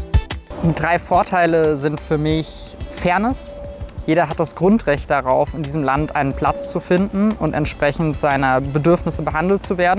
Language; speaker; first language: German; native; German